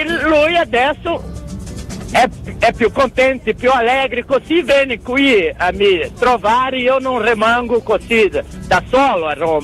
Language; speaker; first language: Italian; non-native, fluent; Portuguese